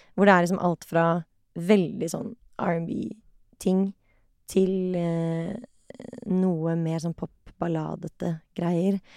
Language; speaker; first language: Norwegian; native; Norwegian